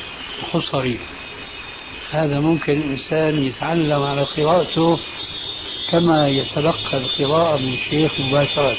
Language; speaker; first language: Arabic; native; Arabic